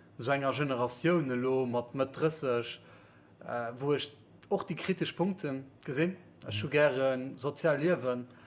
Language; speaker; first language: Luxembourgish; native; Luxembourgish